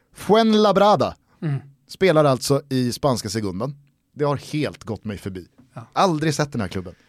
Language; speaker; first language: Swedish; native; Swedish